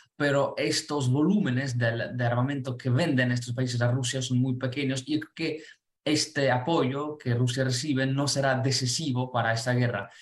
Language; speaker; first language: Spanish; non-native, fluent; Ukrainian